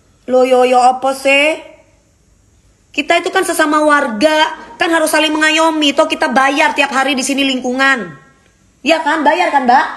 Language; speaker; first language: Indonesian; native; Indonesian